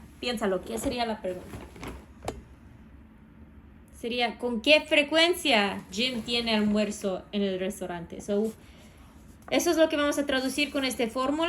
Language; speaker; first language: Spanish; non-native, fluent; English